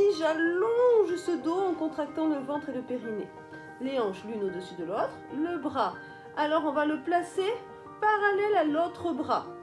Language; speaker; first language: French; native; French